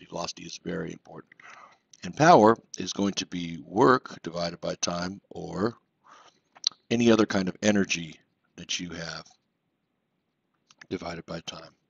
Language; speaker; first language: English; native; English